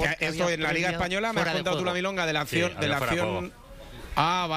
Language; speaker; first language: Spanish; native; Spanish